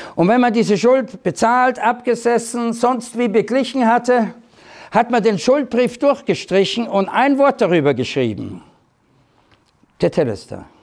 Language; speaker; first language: German; native; German